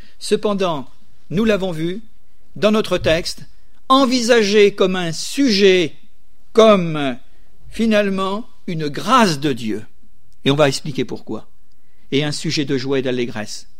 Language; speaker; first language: French; native; French